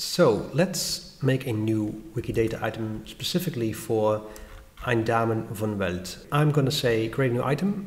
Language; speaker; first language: English; non-native, fluent; Dutch